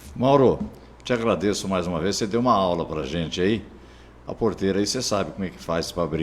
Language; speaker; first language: Portuguese; native; Portuguese